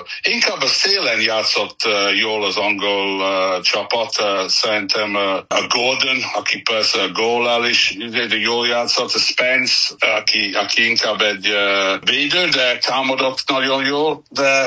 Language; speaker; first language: Hungarian; non-native, fluent; English